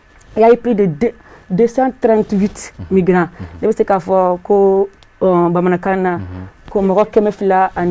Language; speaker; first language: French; non-native, local second language; Bambara